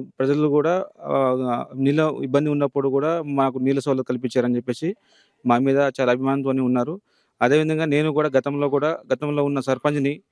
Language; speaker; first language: Telugu; non-native, local second language; Lambadi